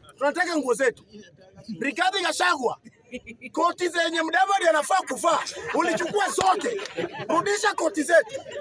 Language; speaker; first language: Swahili; non-native, local second language; Luo (Kenya and Tanzania)